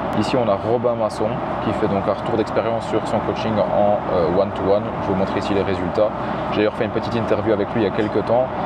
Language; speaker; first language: French; native; French